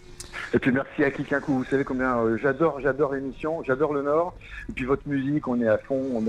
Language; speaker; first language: French; native; French